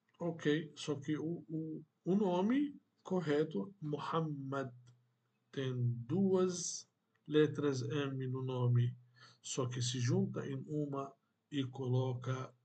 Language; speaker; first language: Portuguese; non-native, fluent; Arabic